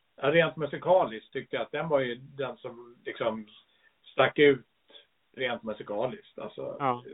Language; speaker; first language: Swedish; early bilingual, other home language; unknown